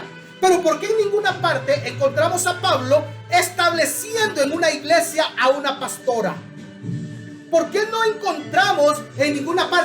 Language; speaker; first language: Spanish; native; Spanish